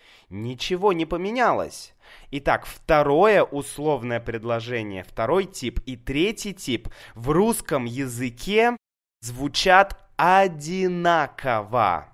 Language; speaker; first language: Russian; native; Russian